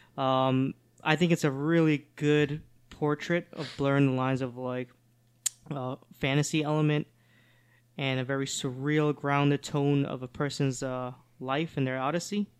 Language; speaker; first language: English; native; English